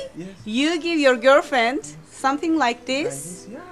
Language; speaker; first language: English; non-native, learner; Greek